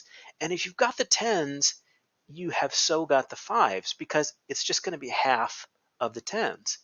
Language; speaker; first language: English; native; English